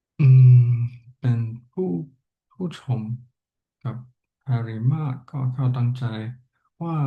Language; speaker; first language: Thai; non-native, learner; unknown